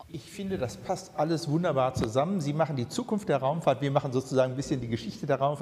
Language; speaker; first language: German; native; German